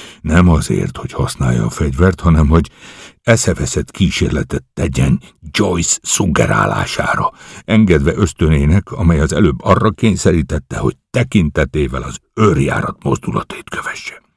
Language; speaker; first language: Hungarian; native; Hungarian